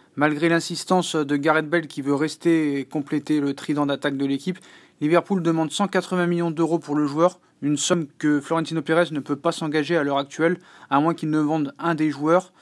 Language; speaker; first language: French; native; French